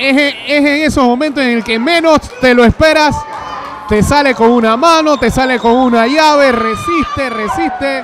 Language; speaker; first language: Spanish; native; Spanish